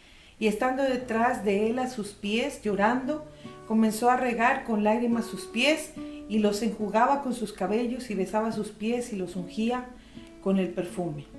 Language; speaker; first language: Spanish; native; Spanish